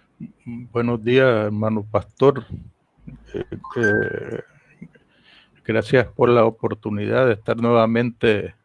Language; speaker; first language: Spanish; native; Spanish